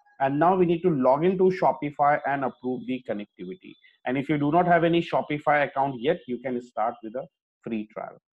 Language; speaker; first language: English; non-native, local second language; Hindi